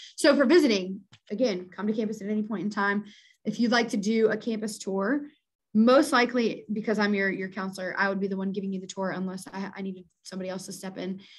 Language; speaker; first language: English; native; English